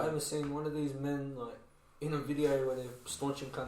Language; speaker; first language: English; native; English